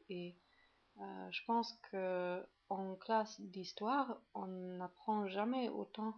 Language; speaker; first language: French; non-native, fluent; German